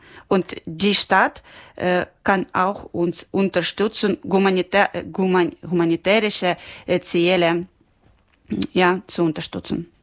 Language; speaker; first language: German; non-native, learner; Ukrainian